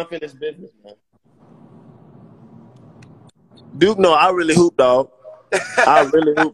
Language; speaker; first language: English; native; English